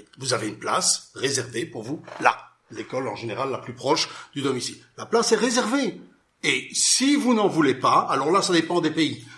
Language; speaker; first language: French; native; French